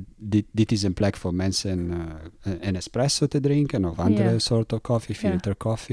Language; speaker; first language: Dutch; non-native, learner; Italian